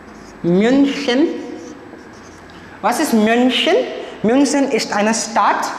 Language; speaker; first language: German; non-native, learner; Marathi